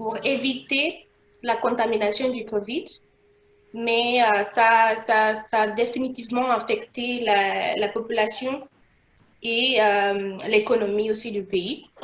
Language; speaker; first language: French; non-native, local second language; Portuguese